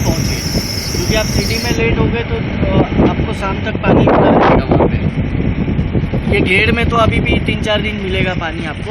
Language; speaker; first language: Hindi; non-native, local second language; Gujarati